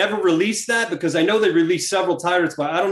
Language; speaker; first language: English; native; English